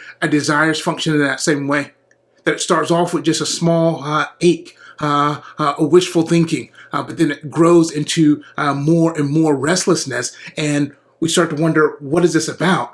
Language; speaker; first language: English; native; English